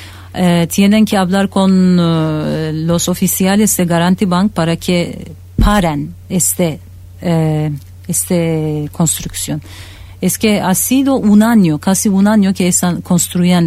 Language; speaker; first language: Spanish; non-native, fluent; Turkish